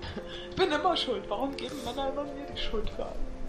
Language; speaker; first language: German; native; German